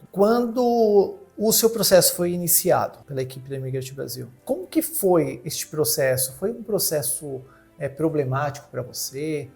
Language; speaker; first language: Portuguese; native; Portuguese